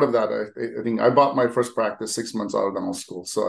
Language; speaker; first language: English; early bilingual, other home language; Armenian